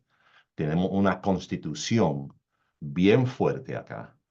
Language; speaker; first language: Spanish; early bilingual, heritage; Spanish